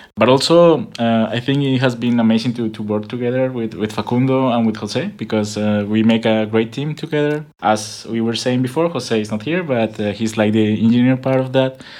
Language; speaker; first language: English; non-native, fluent; Spanish